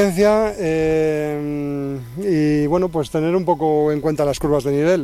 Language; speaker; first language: Spanish; native; Spanish